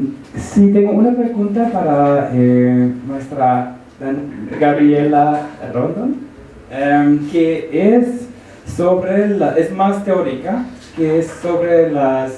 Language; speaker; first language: Spanish; non-native, fluent; French